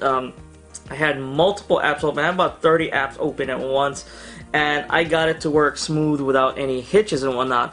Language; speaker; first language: English; native; English